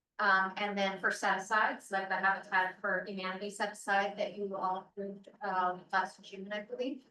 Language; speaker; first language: English; native; English